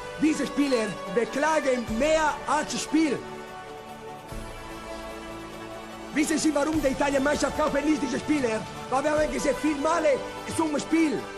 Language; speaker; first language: German; non-native, learner; Italian